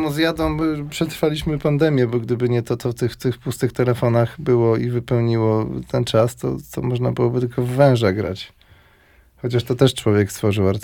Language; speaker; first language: Polish; native; Polish